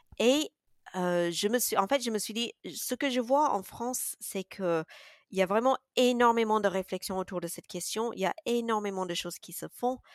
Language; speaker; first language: French; non-native, fluent; English